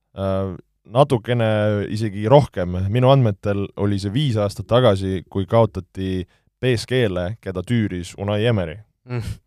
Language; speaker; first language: Estonian; native; Estonian